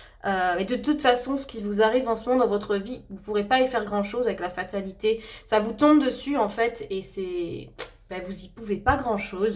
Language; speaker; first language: French; native; French